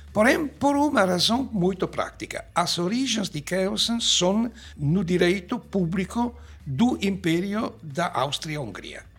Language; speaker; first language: Portuguese; non-native, fluent; Italian